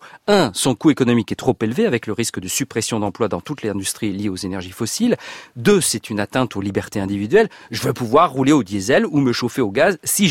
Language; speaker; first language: French; native; French